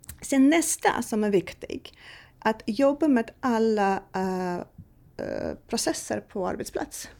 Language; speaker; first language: Swedish; non-native, fluent; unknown